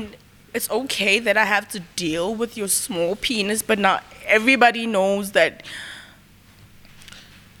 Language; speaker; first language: English; non-native, local second language; Zulu